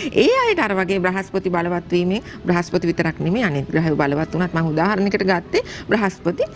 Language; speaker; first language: Sinhala; native; Sinhala